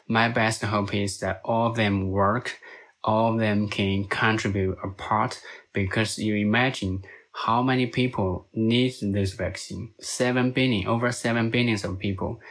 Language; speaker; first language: English; non-native, fluent; Chinese